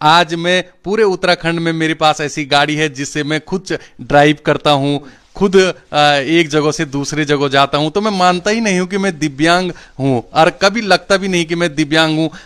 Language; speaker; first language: Hindi; non-native, local second language; Garhwali